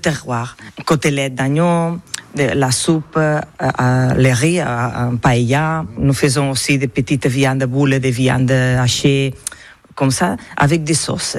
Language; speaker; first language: French; non-native, learner; Catalan